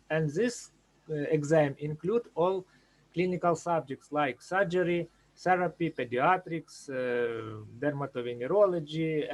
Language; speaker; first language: English; non-native, learner; Ukrainian